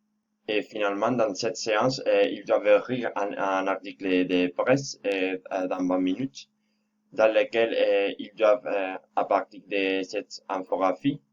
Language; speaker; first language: French; non-native, fluent; Spanish